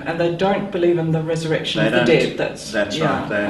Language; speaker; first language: English; native; English